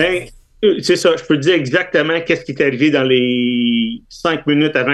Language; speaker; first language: French; native; French